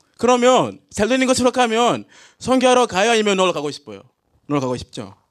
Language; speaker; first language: Korean; non-native, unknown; Swahili